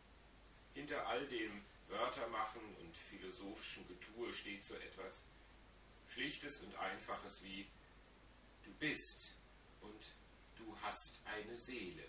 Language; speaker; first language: German; native; German